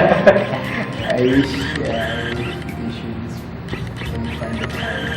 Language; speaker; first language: English; non-native, local second language; Swahili